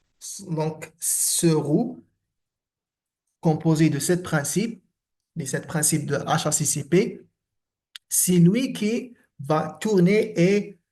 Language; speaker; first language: French; non-native, local second language; Arabic